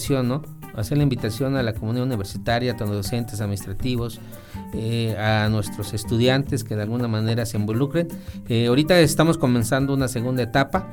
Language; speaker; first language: Spanish; native; Spanish